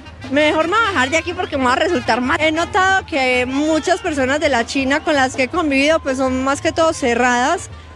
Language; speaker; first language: Spanish; native; Spanish